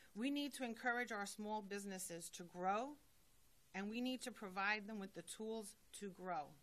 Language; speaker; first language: English; early bilingual, other home language; Spanish